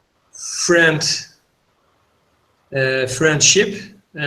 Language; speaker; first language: English; non-native, learner; Turkish